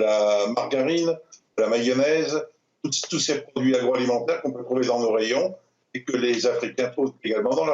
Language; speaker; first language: French; native; French